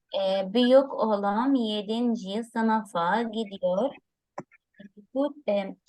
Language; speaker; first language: Turkish; non-native, fluent; Arabic